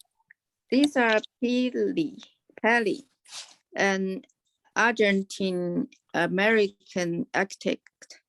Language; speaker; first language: English; non-native, learner; Chinese